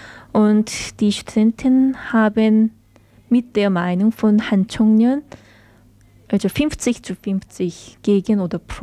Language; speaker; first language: German; non-native, learner; Korean